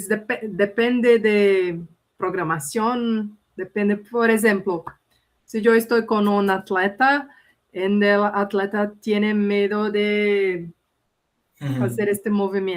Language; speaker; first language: Spanish; non-native, learner; Portuguese